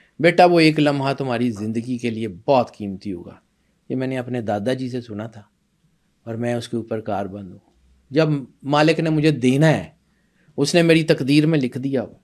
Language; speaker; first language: Urdu; non-native, local second language; Punjabi